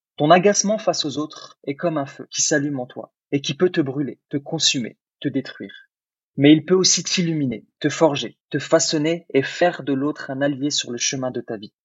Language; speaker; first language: French; early bilingual, other home language; Arabic